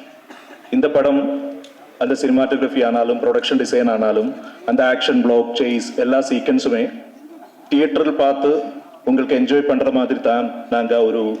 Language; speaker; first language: Tamil; non-native, learner; Malayalam